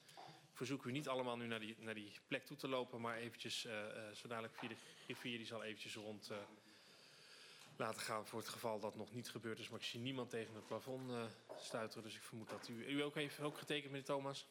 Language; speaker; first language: Dutch; native; Dutch